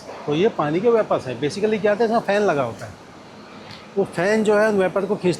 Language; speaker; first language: Hindi; native; Hindi